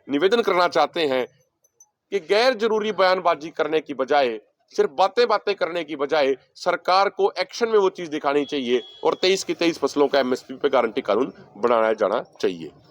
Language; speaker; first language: Hindi; native; Hindi